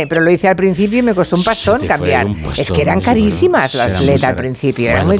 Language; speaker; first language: Spanish; native; Spanish